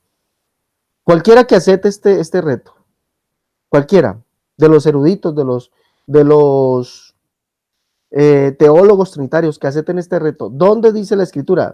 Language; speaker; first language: Spanish; native; Spanish